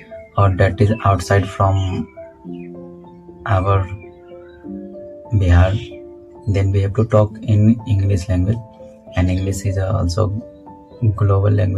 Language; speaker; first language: English; non-native, learner; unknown